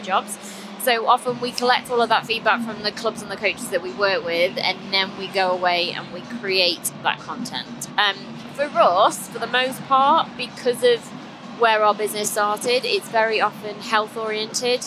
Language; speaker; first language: English; native; English